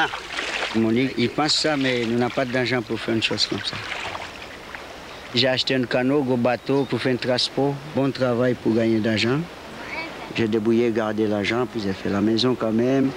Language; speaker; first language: French; non-native, local second language; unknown